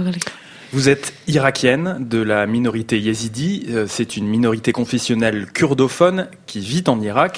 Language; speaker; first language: French; native; French